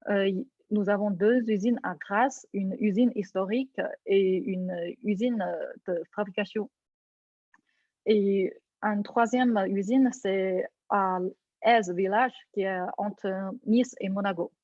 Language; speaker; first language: French; non-native, fluent; Chinese